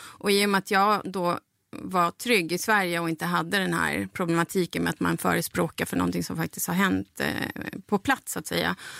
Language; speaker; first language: Swedish; non-native, fluent; Spanish